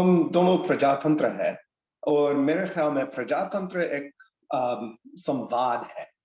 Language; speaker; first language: Hindi; non-native, fluent; English